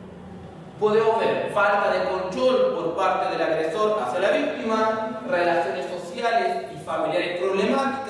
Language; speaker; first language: Spanish; native; Spanish